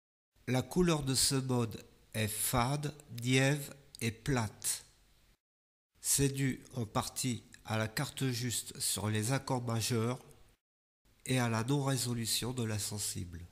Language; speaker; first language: French; native; French